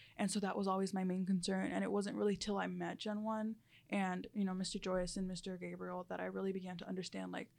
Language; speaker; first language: English; early bilingual, other home language; Spanish